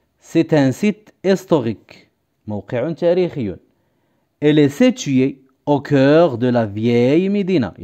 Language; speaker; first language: French; non-native, local second language; Arabic